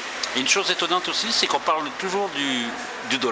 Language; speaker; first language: French; native; French